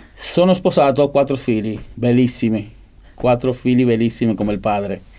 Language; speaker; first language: Italian; non-native, fluent; Spanish